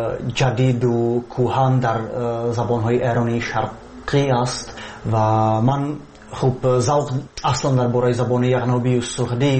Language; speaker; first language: Persian; non-native, learner; Czech